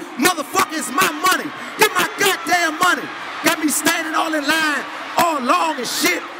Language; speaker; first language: English; native; English